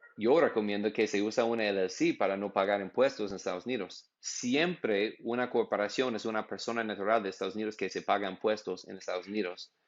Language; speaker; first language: Spanish; non-native, learner; English